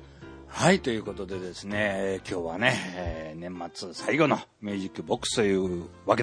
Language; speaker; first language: Japanese; native; Japanese